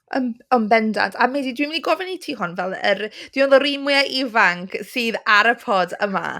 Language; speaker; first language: Welsh; non-native, local second language; English